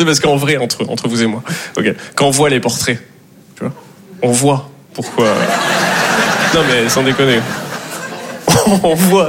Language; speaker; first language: French; native; French